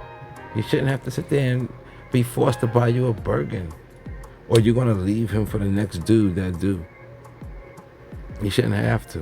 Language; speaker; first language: English; native; English